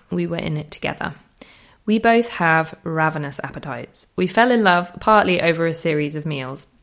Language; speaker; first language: English; native; English